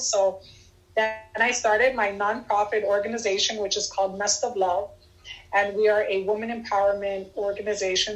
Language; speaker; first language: English; native; English